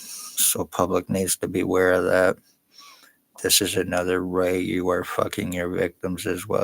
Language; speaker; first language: English; native; English